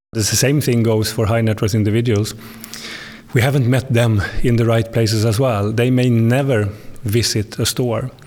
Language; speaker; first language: English; non-native, fluent; Swedish